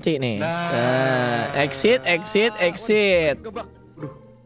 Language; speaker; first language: Indonesian; native; Indonesian